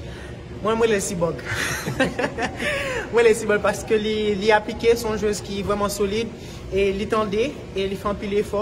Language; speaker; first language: French; non-native, learner; Haitian Creole